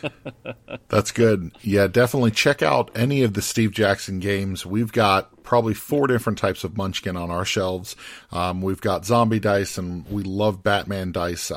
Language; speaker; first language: English; native; English